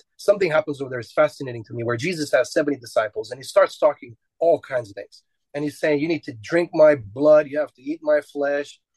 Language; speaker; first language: English; non-native, fluent; Romanian